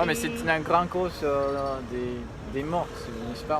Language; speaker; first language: French; non-native, learner; Spanish